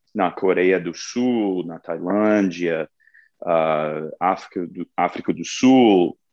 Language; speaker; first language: Portuguese; non-native, fluent; English